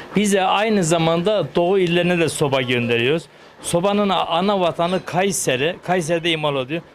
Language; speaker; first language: Turkish; native; Turkish